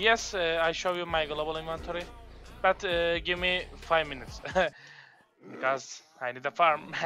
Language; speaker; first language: English; non-native, learner; Turkish